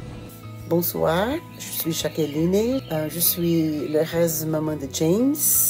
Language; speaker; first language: French; non-native, learner; Portuguese